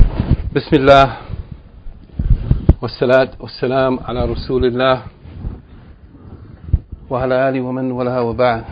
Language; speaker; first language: Arabic; non-native, fluent; English